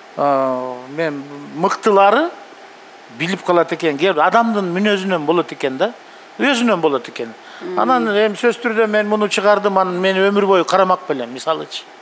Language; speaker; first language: Kyrgyz; non-native, local second language; Russian